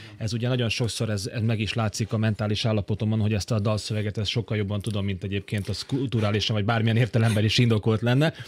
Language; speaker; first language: Hungarian; native; Hungarian